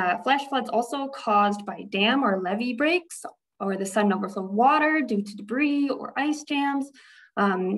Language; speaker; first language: English; native; English